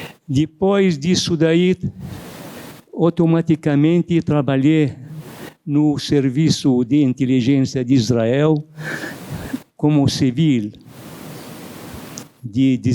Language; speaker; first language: Portuguese; non-native, fluent; Arabic